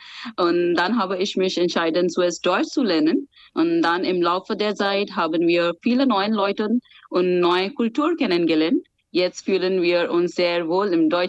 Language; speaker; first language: German; non-native, fluent; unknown